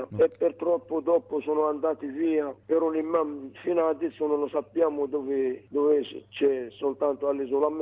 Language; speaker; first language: Italian; non-native, learner; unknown